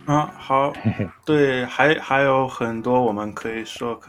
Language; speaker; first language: Chinese; non-native, fluent; English